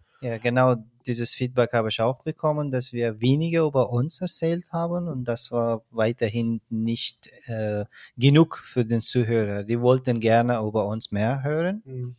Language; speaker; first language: German; non-native, fluent; Persian